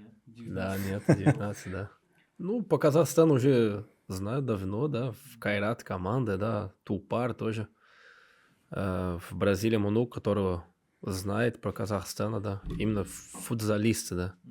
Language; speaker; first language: Russian; non-native, learner; Portuguese